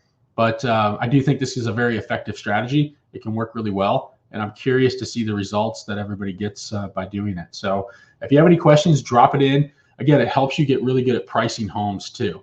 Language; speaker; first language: English; native; English